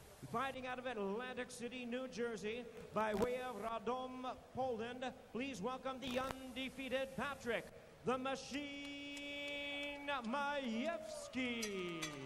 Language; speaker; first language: English; native; English